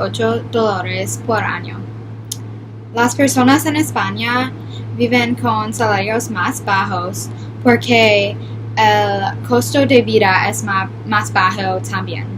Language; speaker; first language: Spanish; non-native, learner; English